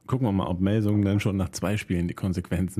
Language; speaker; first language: German; native; German